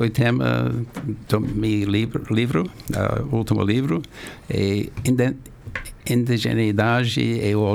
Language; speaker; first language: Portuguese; non-native, fluent; English